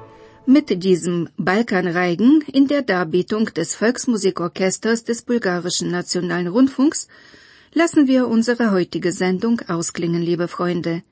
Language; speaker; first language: German; non-native, fluent; Bulgarian